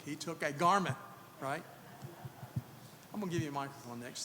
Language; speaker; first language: English; native; English